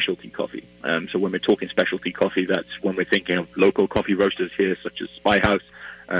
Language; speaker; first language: English; native; English